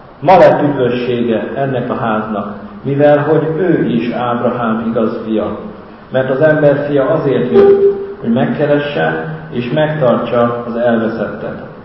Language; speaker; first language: Hungarian; native; Hungarian